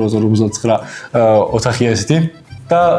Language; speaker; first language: Georgian; native; Georgian